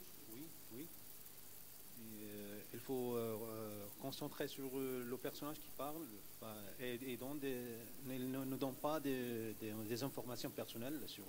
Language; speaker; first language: French; non-native, fluent; Arabic